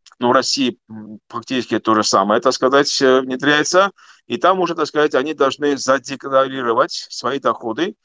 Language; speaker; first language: Russian; non-native, local second language; Georgian